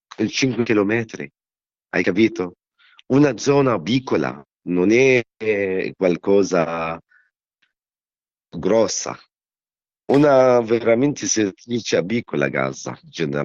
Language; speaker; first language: Italian; non-native, learner; Arabic